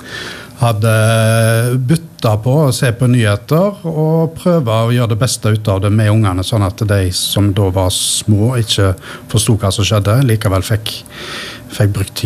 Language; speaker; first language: Norwegian; native; Norwegian